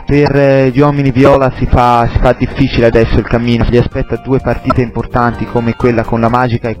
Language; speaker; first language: Italian; native; Italian